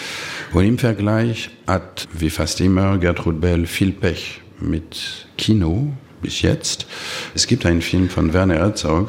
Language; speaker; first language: German; non-native, fluent; French